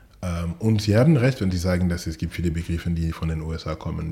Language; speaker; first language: German; non-native, fluent; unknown